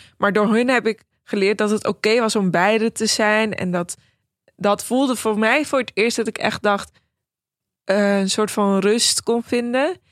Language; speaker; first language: Dutch; early bilingual, other home language; Persian